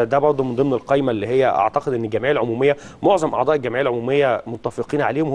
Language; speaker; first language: Arabic; native; Arabic